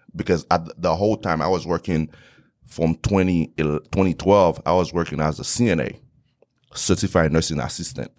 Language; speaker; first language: English; non-native, fluent; Haitian Creole